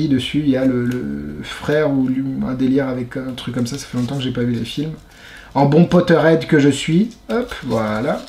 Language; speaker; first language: French; native; French